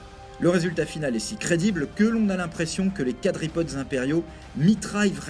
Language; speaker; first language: French; native; French